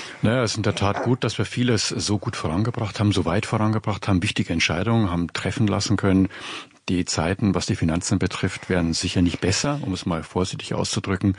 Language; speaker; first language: German; native; German